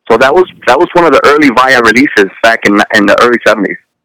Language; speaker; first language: English; early bilingual, other home language; Spanish